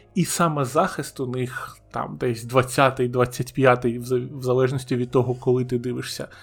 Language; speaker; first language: Ukrainian; non-native, local second language; Russian